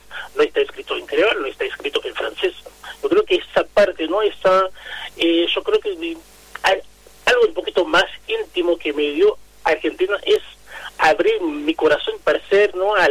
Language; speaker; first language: Spanish; non-native, fluent; Haitian Creole